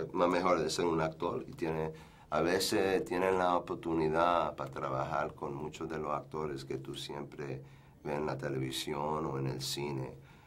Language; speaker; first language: Spanish; early bilingual, heritage; Spanish